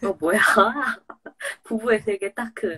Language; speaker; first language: Korean; non-native, fluent; English